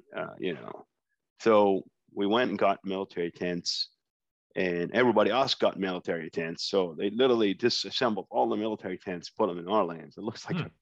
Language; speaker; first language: English; non-native, fluent; Arabic